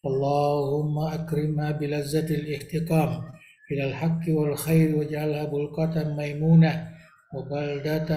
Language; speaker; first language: Arabic; non-native, fluent; Indonesian